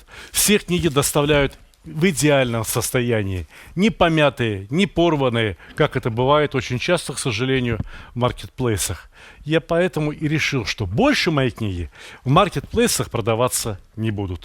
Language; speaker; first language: Russian; native; Russian